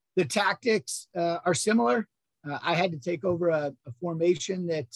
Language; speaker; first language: English; native; English